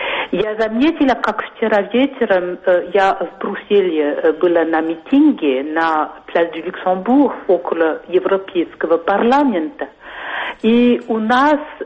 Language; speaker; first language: Russian; non-native, fluent; French